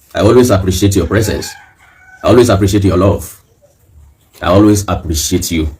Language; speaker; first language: English; non-native, local second language; Yoruba